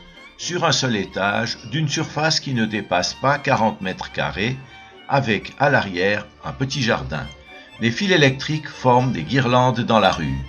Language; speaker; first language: French; native; French